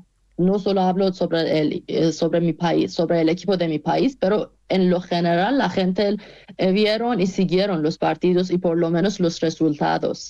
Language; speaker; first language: Spanish; non-native, fluent; Persian